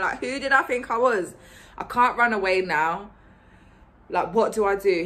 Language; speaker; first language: English; native; English